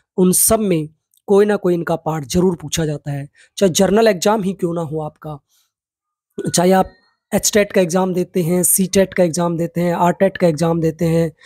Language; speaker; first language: Hindi; native; Hindi